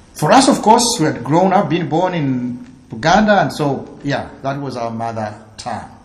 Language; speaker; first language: English; non-native, local second language; Ganda